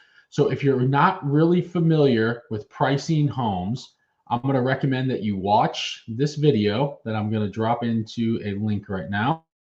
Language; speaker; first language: English; native; English